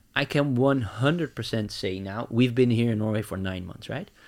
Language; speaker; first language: English; non-native, fluent; Dutch